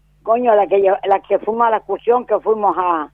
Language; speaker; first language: Spanish; native; Spanish